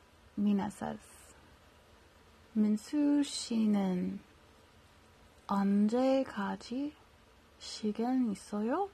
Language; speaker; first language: Korean; non-native, learner; English